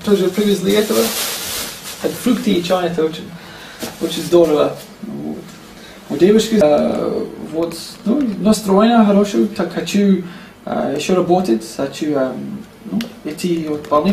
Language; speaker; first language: Russian; non-native, learner; English